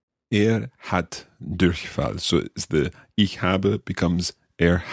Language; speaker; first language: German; non-native, learner; English